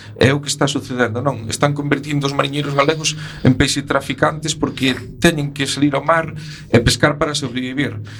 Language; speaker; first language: Galician; native; Galician